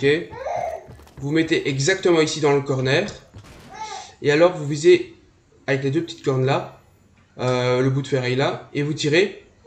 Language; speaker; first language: French; native; French